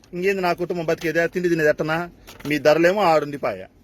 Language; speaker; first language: Telugu; native; Telugu